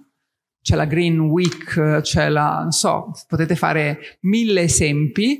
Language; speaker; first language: Italian; native; Italian